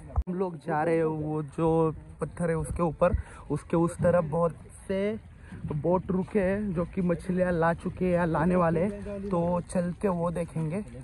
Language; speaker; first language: Hindi; non-native, local second language; Marathi